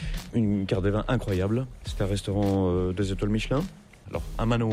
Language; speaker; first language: French; native; French